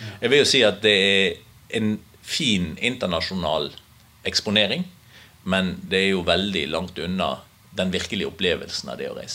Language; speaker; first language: Norwegian; native; Norwegian